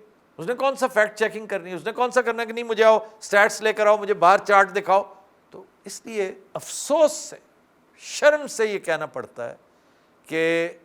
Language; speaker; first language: Urdu; native; Urdu